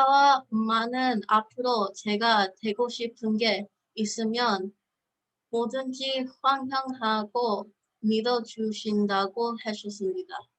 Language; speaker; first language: Korean; early bilingual, heritage; Korean